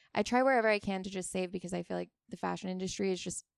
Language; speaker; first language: English; native; English